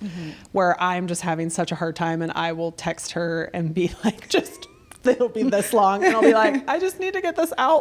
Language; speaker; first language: English; native; English